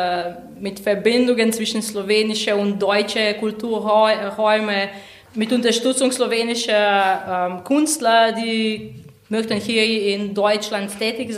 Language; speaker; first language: German; non-native, fluent; Slovenian